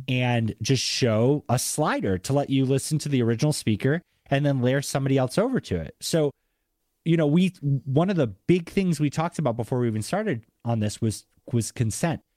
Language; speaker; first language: English; native; English